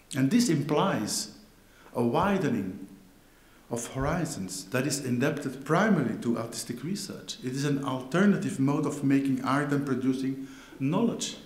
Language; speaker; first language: English; non-native, fluent; Dutch